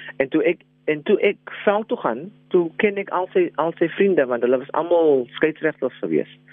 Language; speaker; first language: Afrikaans; non-native, local second language; English